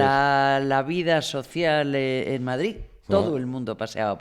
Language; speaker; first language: Spanish; native; Spanish